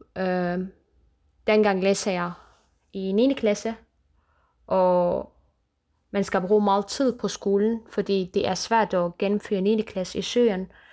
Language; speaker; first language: Danish; non-native, fluent; Kurdish